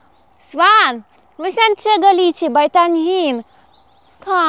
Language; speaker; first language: Chinese; non-native, learner; Ukrainian